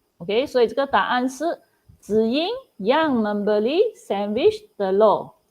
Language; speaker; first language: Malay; non-native, local second language; Chinese